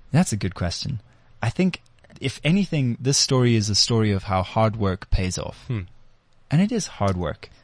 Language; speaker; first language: English; native; English